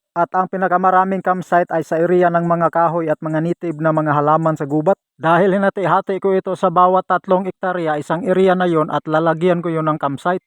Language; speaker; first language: Filipino; non-native, local second language; Cebuano